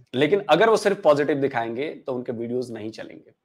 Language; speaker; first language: Hindi; native; Hindi